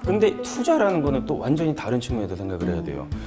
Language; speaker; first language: Korean; native; Korean